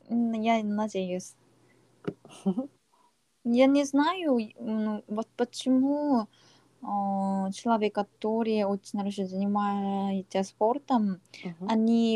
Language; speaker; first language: Russian; non-native, learner; Korean